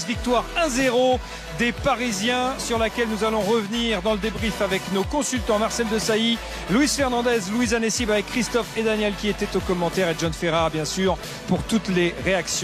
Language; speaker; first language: French; native; French